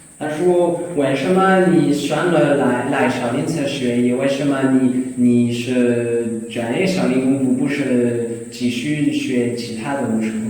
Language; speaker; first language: Chinese; non-native, learner; French